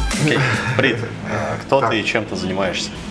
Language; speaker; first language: Russian; native; Russian